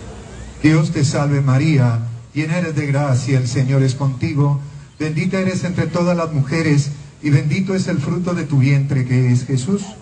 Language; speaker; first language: Spanish; native; Spanish